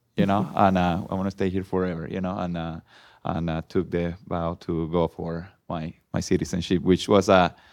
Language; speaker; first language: English; non-native, fluent; Spanish